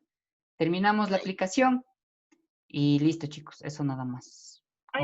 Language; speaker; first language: Spanish; native; Spanish